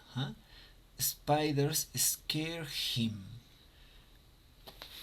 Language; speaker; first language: English; non-native, fluent; Spanish